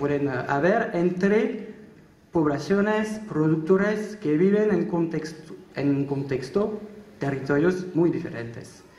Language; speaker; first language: Spanish; non-native, learner; French